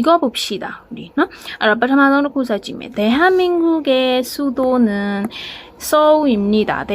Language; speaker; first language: Korean; non-native, fluent; Burmese